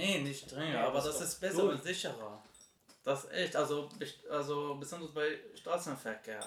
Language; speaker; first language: German; non-native, learner; Arabic